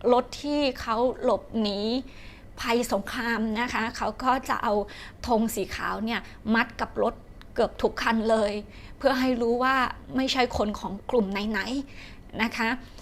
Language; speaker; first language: Thai; non-native, fluent; Shan